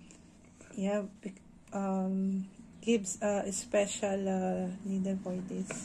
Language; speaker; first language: English; non-native, fluent; Filipino